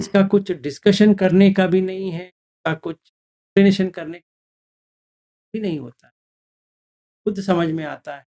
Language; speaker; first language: Hindi; native; Hindi